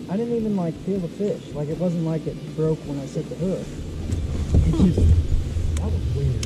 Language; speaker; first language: English; native; English